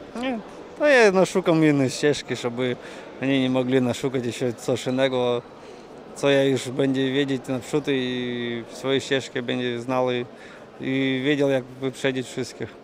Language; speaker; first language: Polish; non-native, learner; Russian